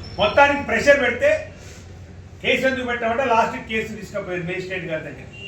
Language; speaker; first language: Telugu; native; Telugu